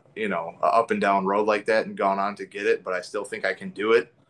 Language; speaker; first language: English; native; English